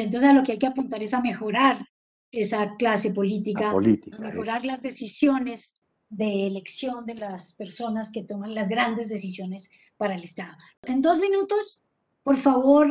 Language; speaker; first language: Spanish; native; Spanish